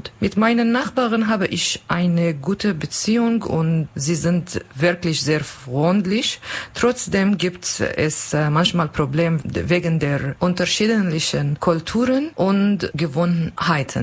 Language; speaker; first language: German; non-native, learner; Kurdish